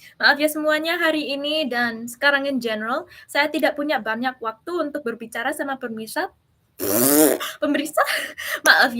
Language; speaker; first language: Indonesian; early bilingual, heritage; English